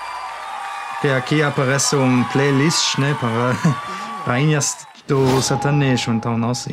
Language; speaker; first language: Portuguese; non-native, fluent; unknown